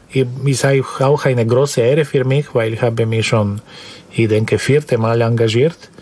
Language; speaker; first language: German; non-native, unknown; Slovenian